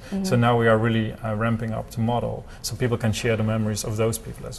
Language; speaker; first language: English; non-native, fluent; Dutch